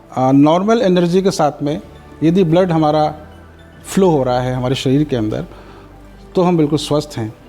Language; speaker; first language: Hindi; native; Hindi